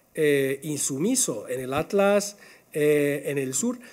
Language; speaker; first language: Spanish; non-native, fluent; Arabic